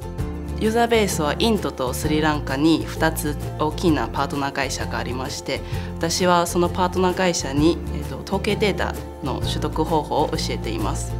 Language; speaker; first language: Japanese; non-native, fluent; Chinese